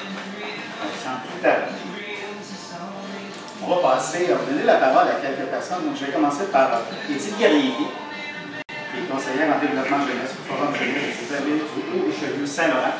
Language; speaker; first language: French; native; French